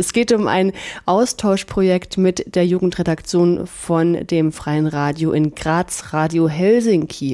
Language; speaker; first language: German; native; German